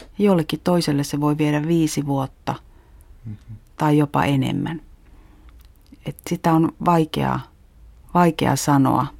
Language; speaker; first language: Finnish; native; Finnish